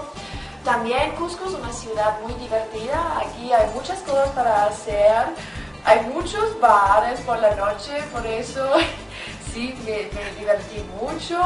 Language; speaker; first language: Spanish; non-native, fluent; German